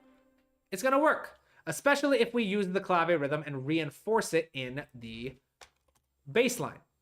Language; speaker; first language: English; native; English